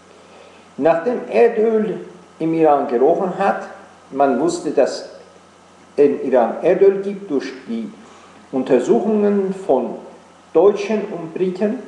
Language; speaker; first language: German; non-native, fluent; Persian